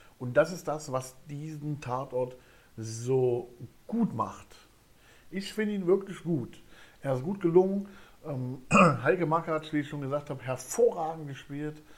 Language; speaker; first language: German; native; German